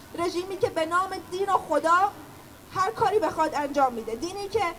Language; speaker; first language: Persian; native; Persian